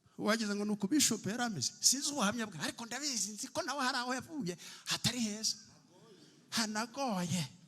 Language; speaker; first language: Kinyarwanda; early bilingual, heritage; Kinyarwanda